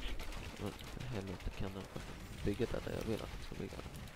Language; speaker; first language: Swedish; native; Swedish